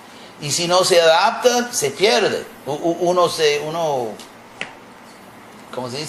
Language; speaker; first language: Spanish; non-native, fluent; English